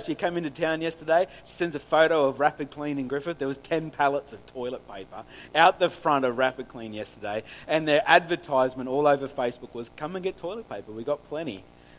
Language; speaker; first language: English; native; English